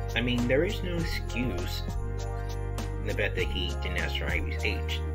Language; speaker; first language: English; native; English